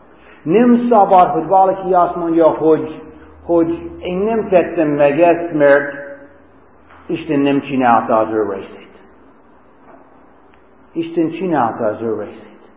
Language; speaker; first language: Hungarian; non-native, fluent; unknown